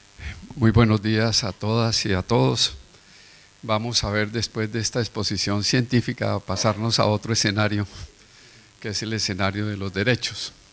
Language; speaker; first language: Spanish; native; Spanish